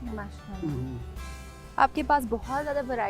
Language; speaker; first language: Hindi; non-native, fluent; Chinese